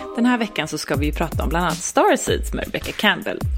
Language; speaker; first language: Swedish; native; Swedish